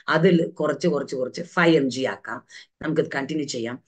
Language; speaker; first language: Malayalam; early bilingual, heritage; Malayalam